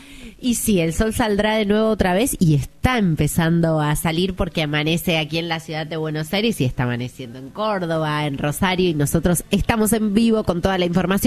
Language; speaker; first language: Spanish; native; Spanish